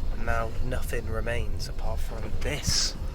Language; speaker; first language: English; native; English